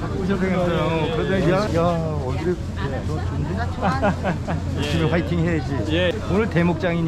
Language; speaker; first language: Korean; native; Korean